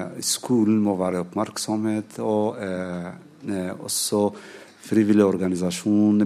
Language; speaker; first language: Norwegian; non-native, fluent; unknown